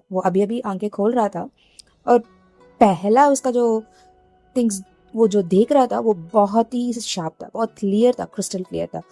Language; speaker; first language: Hindi; non-native, local second language; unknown